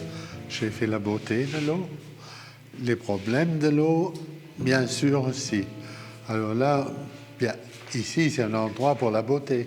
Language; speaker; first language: French; non-native, fluent; German